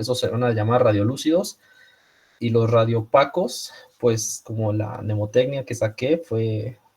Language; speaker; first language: Spanish; native; Spanish